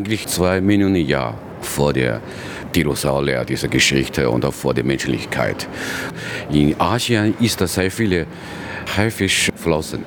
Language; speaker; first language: German; non-native, learner; Chinese